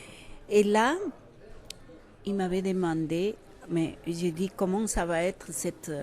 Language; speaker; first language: French; non-native, fluent; Quechua